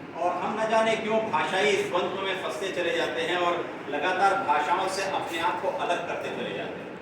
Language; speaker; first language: Hindi; non-native, local second language; Kannada